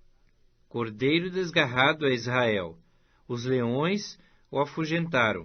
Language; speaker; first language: Portuguese; native; Portuguese